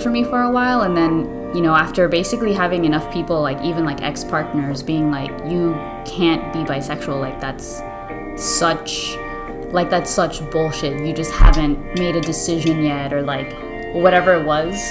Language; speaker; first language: English; early bilingual, other home language; Spanish